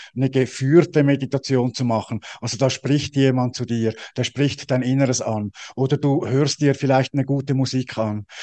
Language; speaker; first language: German; native; German